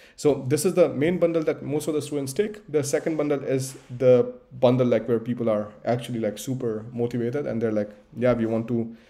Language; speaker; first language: English; non-native, local second language; Hindi